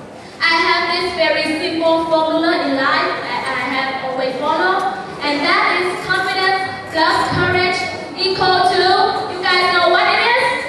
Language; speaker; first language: English; non-native, learner; Vietnamese